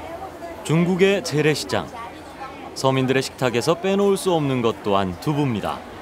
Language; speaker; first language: Korean; native; Korean